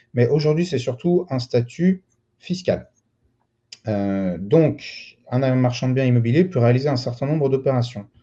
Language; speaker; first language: French; native; French